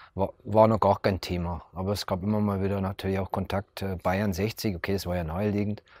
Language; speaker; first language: German; native; German